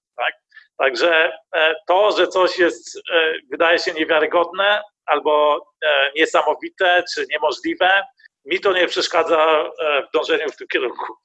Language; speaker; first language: Polish; early bilingual, heritage; Polish